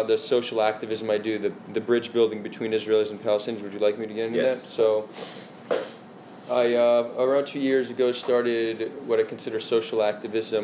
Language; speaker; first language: English; native; English